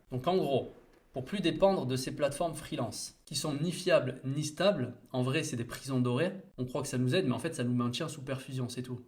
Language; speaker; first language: French; native; French